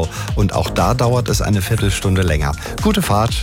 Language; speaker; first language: German; native; German